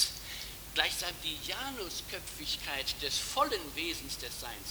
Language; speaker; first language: German; native; German